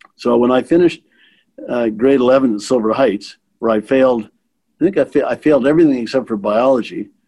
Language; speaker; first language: English; native; English